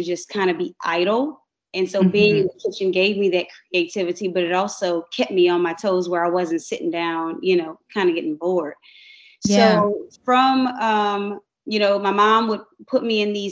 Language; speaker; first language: English; native; English